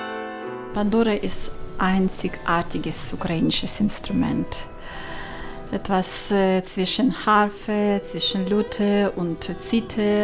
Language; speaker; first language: German; non-native, learner; Ukrainian